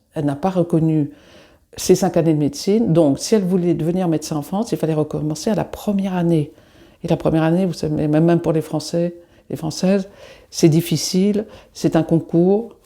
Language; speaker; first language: French; native; French